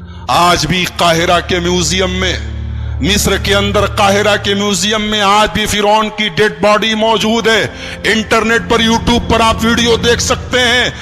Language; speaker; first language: Urdu; native; Urdu